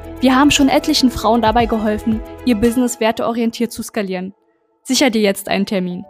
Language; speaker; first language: German; native; German